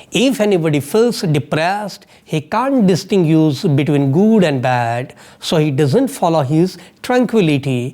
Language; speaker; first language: English; non-native, local second language; Gujarati